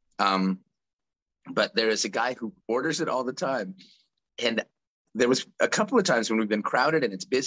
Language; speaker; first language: English; native; English